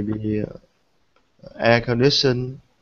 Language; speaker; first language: English; non-native, learner; Vietnamese